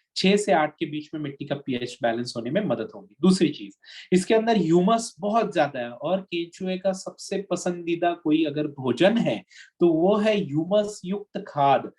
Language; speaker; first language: Hindi; non-native, local second language; Marathi